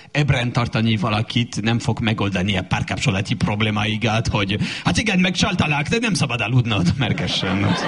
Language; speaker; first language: Hungarian; non-native, fluent; French